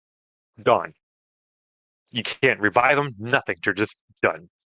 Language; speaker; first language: English; native; English